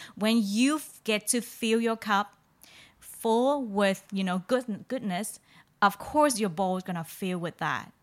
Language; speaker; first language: English; non-native, fluent; Vietnamese